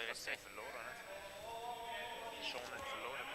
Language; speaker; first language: German; native; German